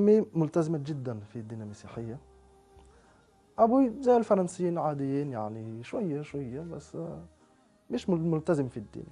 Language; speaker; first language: Arabic; non-native, learner; French